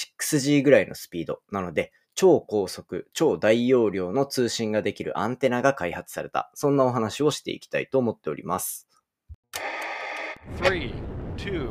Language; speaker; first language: Japanese; native; Japanese